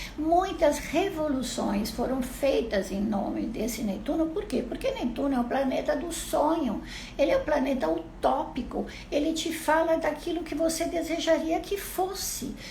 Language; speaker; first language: Portuguese; non-native, fluent; Italian